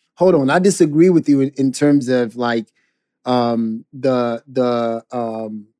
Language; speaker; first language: English; non-native, local second language; Akan